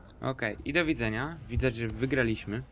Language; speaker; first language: Polish; native; Polish